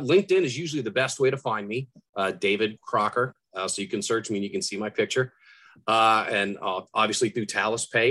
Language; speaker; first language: English; native; English